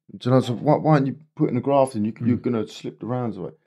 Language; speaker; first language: English; native; English